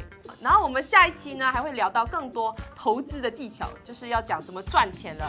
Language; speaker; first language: Chinese; native; Chinese